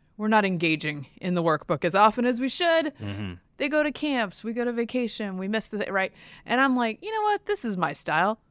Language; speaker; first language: English; native; English